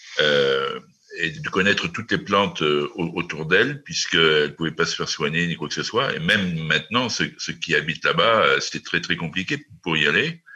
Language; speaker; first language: French; native; French